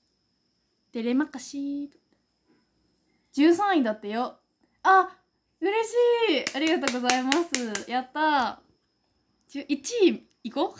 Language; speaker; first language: Japanese; native; Japanese